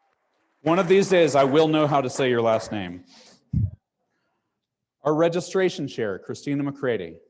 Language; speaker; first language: English; native; English